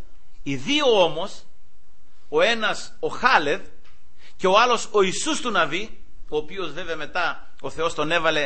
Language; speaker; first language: Greek; native; Greek